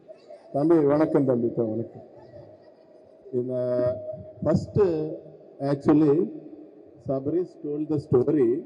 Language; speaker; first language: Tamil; non-native, learner; Telugu